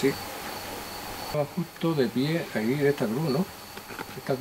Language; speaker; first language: Spanish; native; Spanish